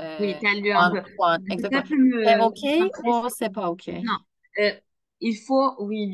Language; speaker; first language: French; non-native, learner; Turkish